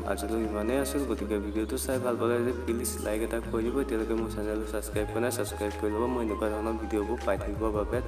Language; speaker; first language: Assamese; native; Assamese